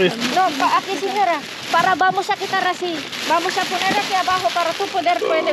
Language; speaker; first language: Spanish; non-native, learner; Filipino